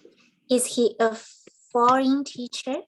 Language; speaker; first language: English; non-native, learner; Chinese